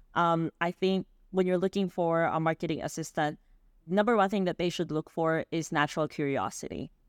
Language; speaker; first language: English; non-native, local second language; Filipino